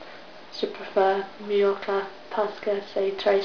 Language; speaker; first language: French; non-native, learner; English